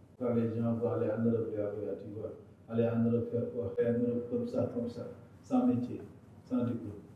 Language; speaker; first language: French; non-native, local second language; Wolof